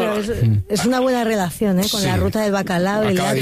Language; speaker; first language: Spanish; native; Spanish